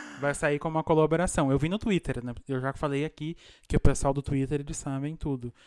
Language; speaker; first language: Portuguese; native; Portuguese